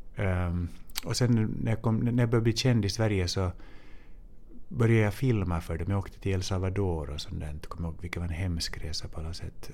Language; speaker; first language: Swedish; native; Swedish